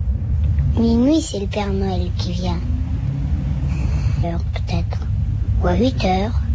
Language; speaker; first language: French; early bilingual, other home language; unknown